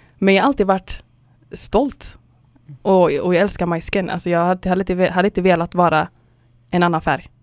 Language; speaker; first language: Swedish; early bilingual, other home language; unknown